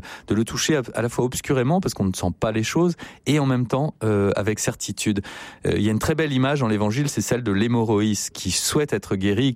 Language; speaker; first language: French; native; French